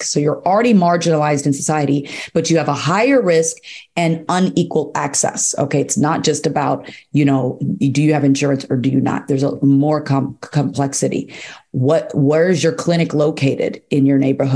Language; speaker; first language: English; native; English